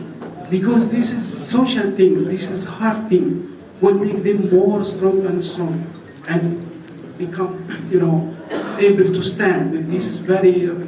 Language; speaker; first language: English; non-native, fluent; Arabic